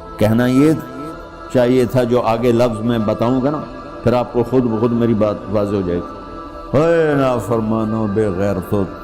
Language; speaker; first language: Urdu; non-native, local second language; Punjabi